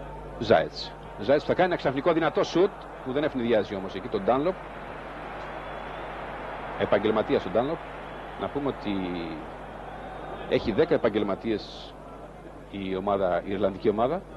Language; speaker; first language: Greek; native; Greek